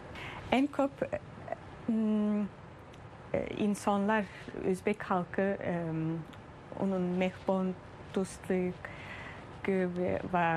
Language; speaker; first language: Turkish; early bilingual, heritage; Turkish